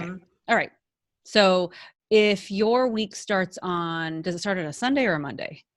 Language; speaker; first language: English; native; English